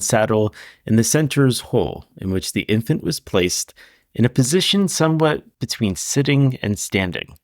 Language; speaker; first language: English; native; English